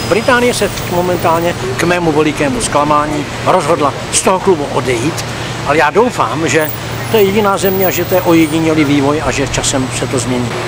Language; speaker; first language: Czech; native; Czech